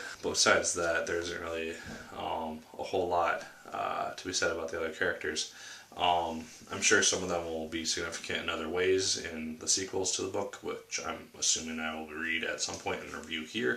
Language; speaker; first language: English; native; English